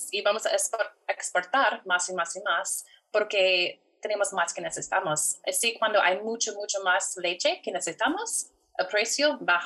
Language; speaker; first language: Spanish; non-native, fluent; English